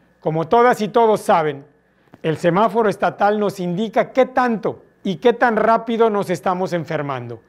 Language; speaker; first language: Spanish; native; Spanish